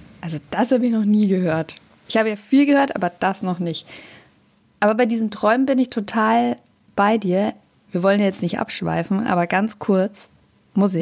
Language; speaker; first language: German; native; German